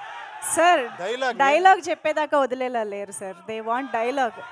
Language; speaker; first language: Telugu; native; Telugu